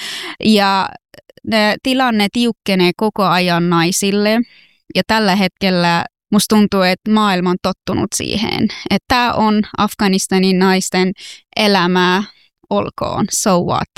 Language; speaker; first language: Finnish; non-native, fluent; Persian